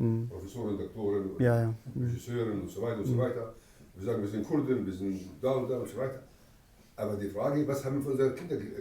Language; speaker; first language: German; non-native, fluent; Kurdish